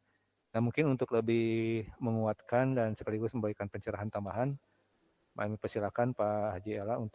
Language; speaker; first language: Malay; non-native, local second language; Sundanese